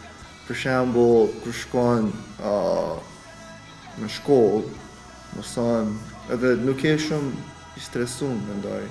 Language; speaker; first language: Albanian; early bilingual, other home language; Korean